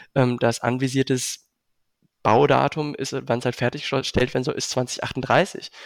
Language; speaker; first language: German; native; German